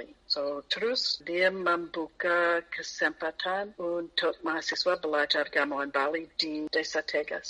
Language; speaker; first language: Indonesian; non-native, fluent; English